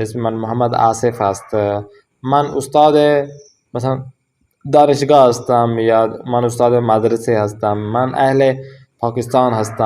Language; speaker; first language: Persian; non-native, fluent; Urdu